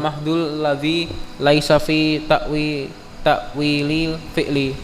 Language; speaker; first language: Arabic; non-native, learner; Indonesian